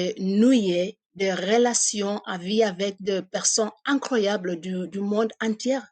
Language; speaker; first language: French; non-native, fluent; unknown